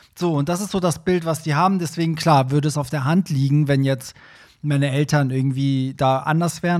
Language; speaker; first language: German; early bilingual, other home language; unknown